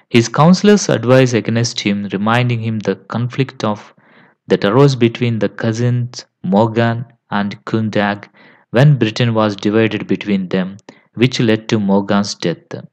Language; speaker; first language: English; non-native, local second language; Telugu